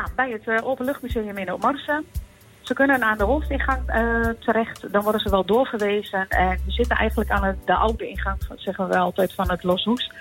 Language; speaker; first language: Dutch; native; Dutch